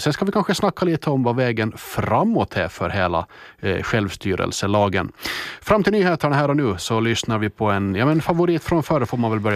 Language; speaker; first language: Swedish; native; Swedish